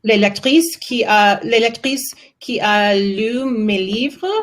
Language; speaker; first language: French; non-native, learner; English